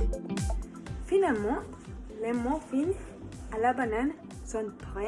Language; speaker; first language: French; non-native, learner; Spanish